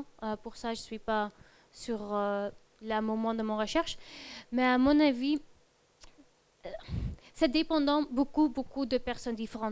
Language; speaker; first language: French; non-native, fluent; Dutch